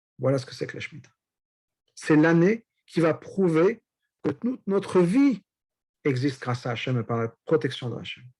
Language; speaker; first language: French; native; French